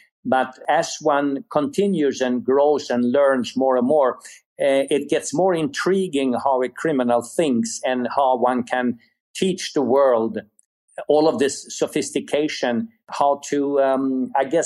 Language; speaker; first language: English; non-native, fluent; Swedish